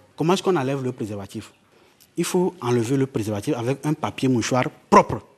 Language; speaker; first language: French; non-native, local second language; Ewe